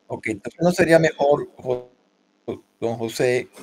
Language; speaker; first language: Spanish; native; Spanish